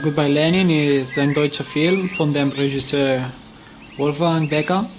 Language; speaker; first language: German; non-native, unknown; Catalan